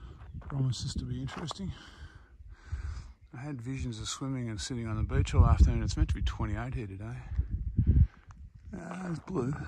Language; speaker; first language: English; native; English